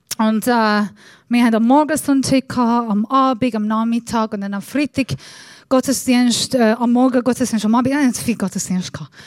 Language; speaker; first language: German; non-native, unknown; Persian